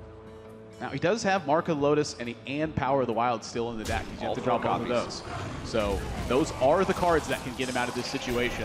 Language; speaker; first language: English; native; English